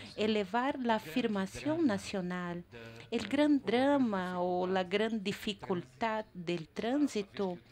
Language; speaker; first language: Spanish; non-native, fluent; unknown